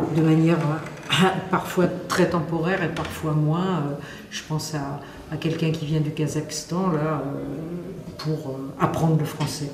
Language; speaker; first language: French; native; French